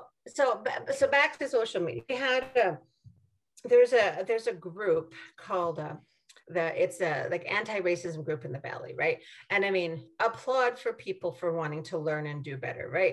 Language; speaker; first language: English; native; English